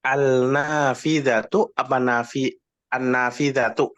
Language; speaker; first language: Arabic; non-native, fluent; Indonesian